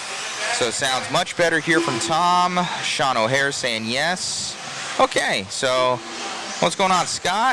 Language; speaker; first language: English; native; English